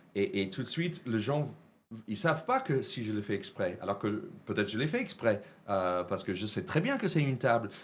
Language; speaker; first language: French; non-native, fluent; English